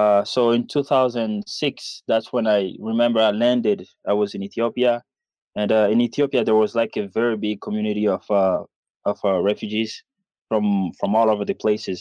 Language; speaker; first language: English; non-native, fluent; Kinyarwanda